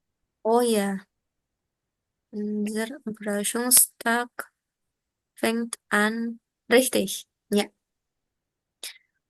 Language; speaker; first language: German; non-native, learner; Indonesian